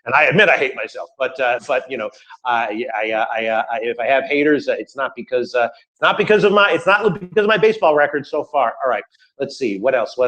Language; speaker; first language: English; native; English